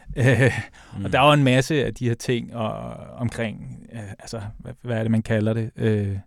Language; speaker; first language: Danish; native; Danish